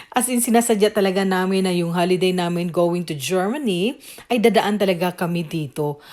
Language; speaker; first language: Filipino; native; Filipino